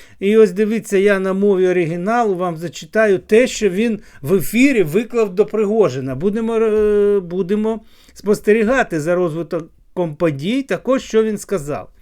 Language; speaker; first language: Ukrainian; non-native, local second language; Russian